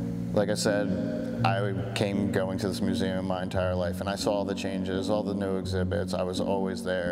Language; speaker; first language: English; native; English